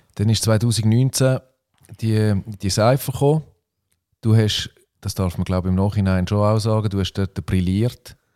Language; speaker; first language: German; native; German